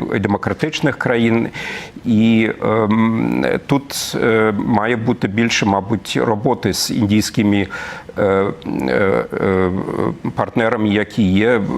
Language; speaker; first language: Ukrainian; non-native, fluent; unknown